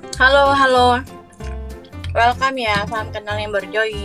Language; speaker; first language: Indonesian; native; Indonesian